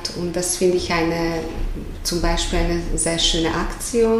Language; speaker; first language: German; non-native, fluent; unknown